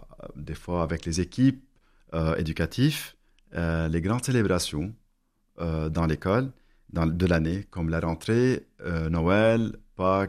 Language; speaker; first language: French; non-native, local second language; Arabic